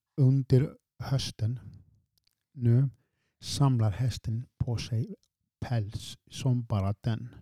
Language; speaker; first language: Swedish; non-native, fluent; Icelandic